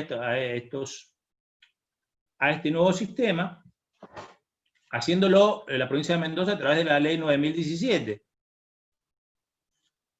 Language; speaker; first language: Spanish; native; Spanish